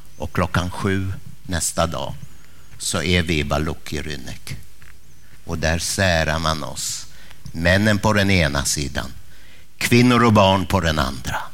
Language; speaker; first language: Swedish; early bilingual, other home language; Polish